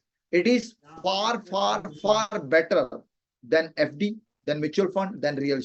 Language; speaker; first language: Hindi; native; Hindi